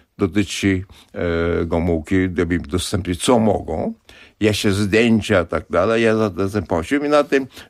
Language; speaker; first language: Polish; non-native, fluent; Kashmiri